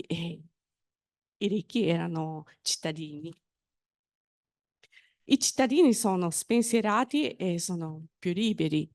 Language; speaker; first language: Italian; non-native, fluent; Japanese